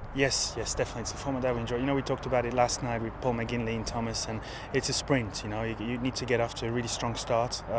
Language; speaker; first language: English; non-native, fluent; French